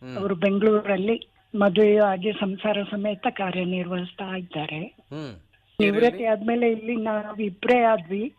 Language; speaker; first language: Kannada; non-native, local second language; Kodava